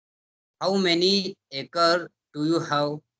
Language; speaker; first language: English; non-native, learner; Hindi